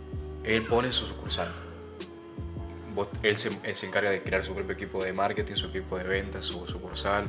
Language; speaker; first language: Spanish; native; Spanish